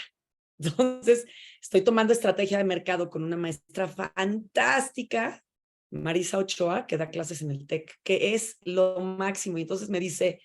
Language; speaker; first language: Spanish; native; Spanish